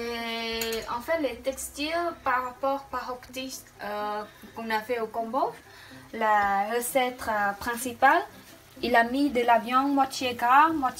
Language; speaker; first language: French; non-native, learner; Khmer